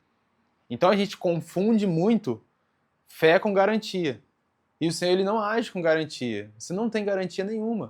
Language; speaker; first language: Portuguese; native; Portuguese